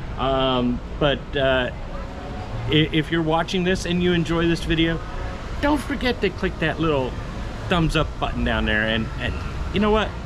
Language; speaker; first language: English; native; English